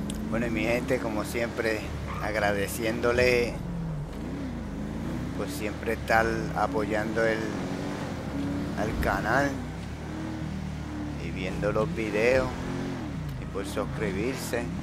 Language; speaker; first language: Spanish; early bilingual, heritage; Spanish